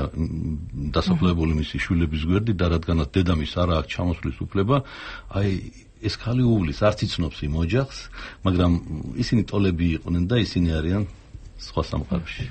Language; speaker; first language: Georgian; native; Georgian